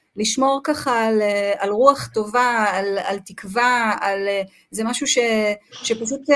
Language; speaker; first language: Hebrew; native; Hebrew